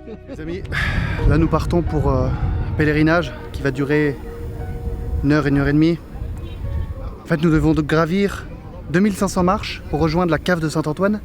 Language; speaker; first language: French; native; French